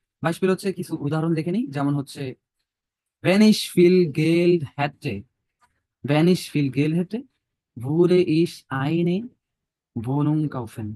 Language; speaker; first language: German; non-native, learner; Bangla